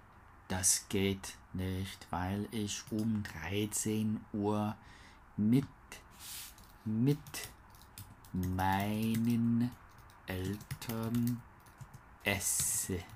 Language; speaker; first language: German; non-native, learner; English